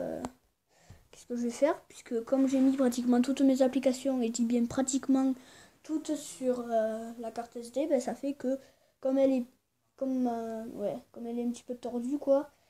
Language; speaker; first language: French; native; French